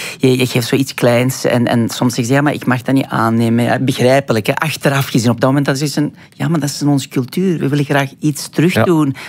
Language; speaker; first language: Dutch; early bilingual, other home language; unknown